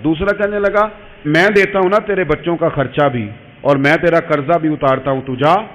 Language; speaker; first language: Urdu; non-native, local second language; Punjabi